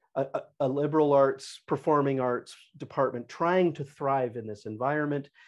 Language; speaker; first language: English; native; English